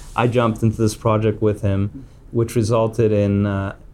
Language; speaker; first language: English; native; English